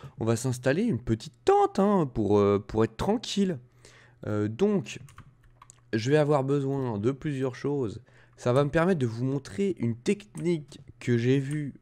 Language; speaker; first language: French; native; French